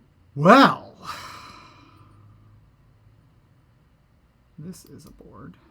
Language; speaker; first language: English; native; English